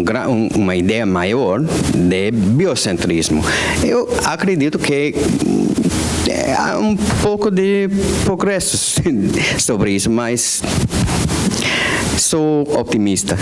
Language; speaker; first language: Portuguese; non-native, fluent; English